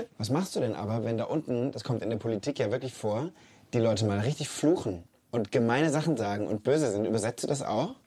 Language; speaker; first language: German; native; German